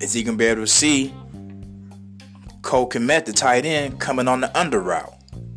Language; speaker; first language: English; native; English